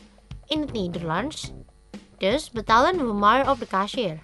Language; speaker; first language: Dutch; non-native, fluent; Indonesian